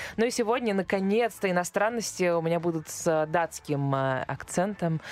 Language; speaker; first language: Russian; native; Russian